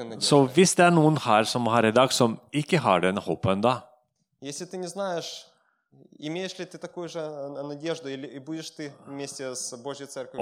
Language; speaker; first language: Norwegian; non-native, fluent; Russian